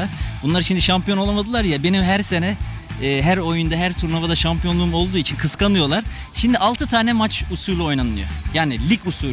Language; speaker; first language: Turkish; native; Turkish